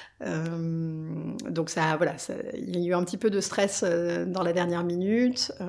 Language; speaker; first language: French; native; French